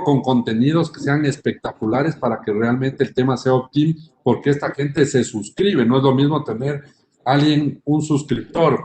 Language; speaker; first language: Spanish; native; Spanish